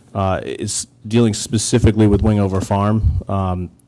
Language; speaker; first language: English; native; English